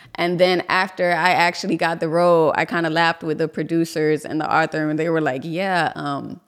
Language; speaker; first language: English; native; English